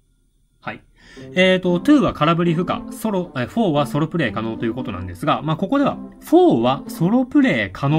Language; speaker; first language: Japanese; native; Japanese